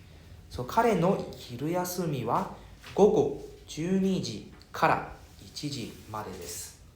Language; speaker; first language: Japanese; non-native, fluent; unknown